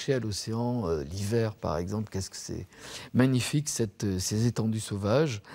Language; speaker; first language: French; native; French